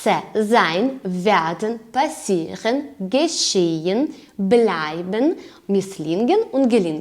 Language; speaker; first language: German; non-native, learner; Ukrainian